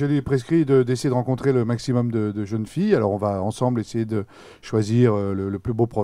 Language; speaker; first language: French; native; French